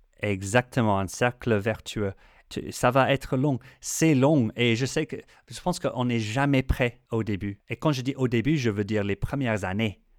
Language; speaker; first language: French; non-native, fluent; English